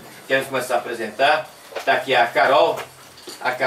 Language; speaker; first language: Portuguese; native; Portuguese